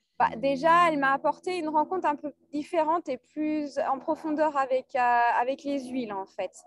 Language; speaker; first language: French; native; French